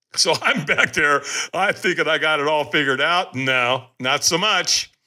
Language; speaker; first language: English; native; English